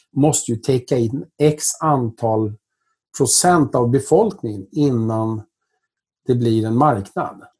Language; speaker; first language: Swedish; native; Swedish